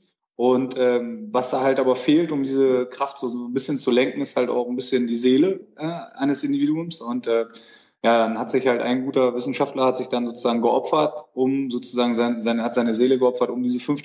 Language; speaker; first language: German; native; German